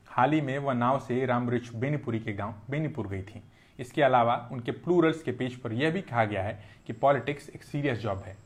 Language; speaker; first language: Hindi; native; Hindi